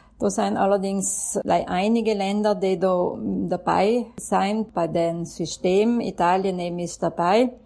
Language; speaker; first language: German; native; German